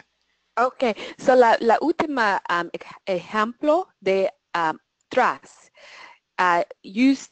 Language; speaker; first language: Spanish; non-native, learner; English